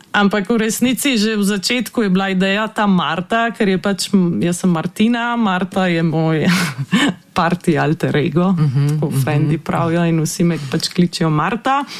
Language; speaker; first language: Slovenian; native; Slovenian